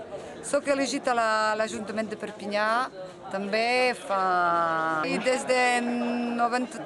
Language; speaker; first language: Catalan; non-native, learner; French